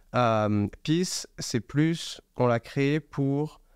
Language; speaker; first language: French; native; French